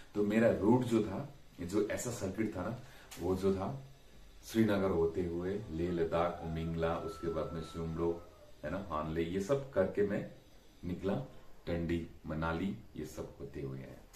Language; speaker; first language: Hindi; non-native, local second language; Nepali